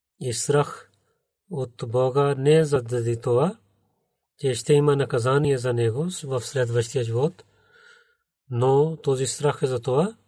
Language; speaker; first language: Bulgarian; non-native, learner; Urdu